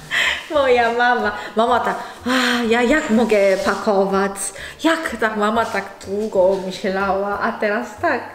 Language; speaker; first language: Polish; non-native, learner; Korean